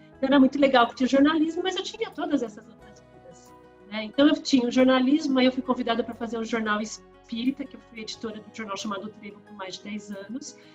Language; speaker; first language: Portuguese; early bilingual, other home language; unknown